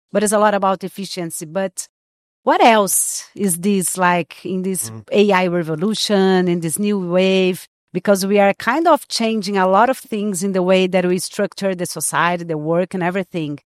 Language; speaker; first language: English; non-native, fluent; Portuguese